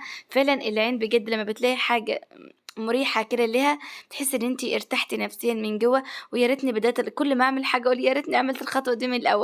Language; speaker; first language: Arabic; native; Arabic